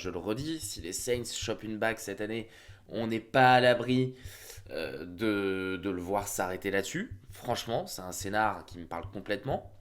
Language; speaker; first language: French; native; French